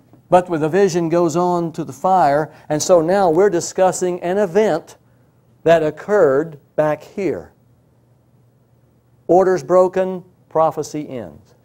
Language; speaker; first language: English; native; English